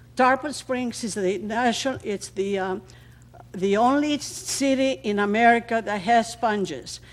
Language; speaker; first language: English; non-native, fluent; Greek